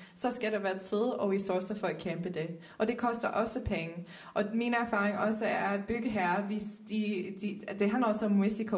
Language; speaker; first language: Danish; non-native, fluent; Dutch